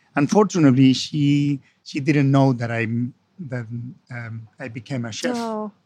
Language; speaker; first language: English; non-native, fluent; Spanish